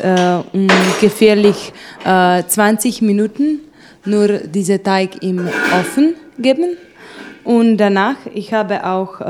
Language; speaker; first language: German; non-native, learner; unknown